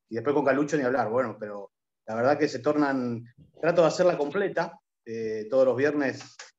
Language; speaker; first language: Spanish; native; Spanish